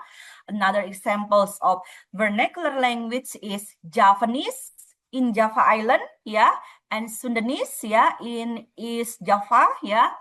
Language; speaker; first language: English; non-native, fluent; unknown